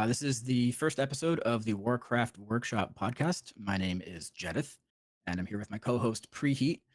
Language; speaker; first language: English; native; English